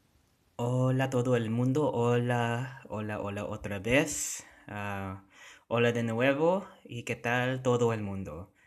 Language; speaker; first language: Spanish; non-native, fluent; Cebuano